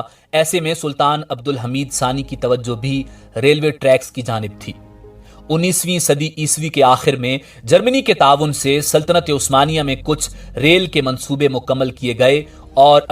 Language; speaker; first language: Urdu; native; Urdu